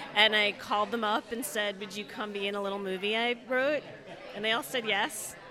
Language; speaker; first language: English; native; English